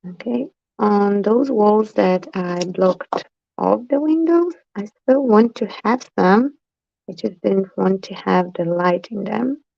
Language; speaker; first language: English; non-native, fluent; Polish